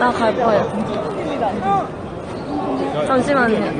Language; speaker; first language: Korean; native; Korean